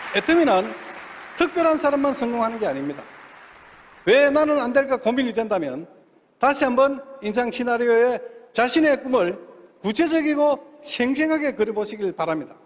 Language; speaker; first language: Korean; native; Korean